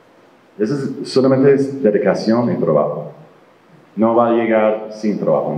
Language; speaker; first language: Spanish; non-native, fluent; English